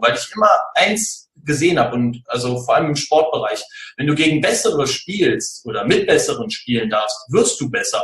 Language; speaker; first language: German; native; German